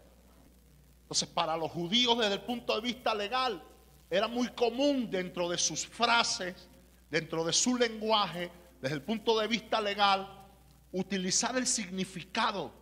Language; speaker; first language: Spanish; native; Spanish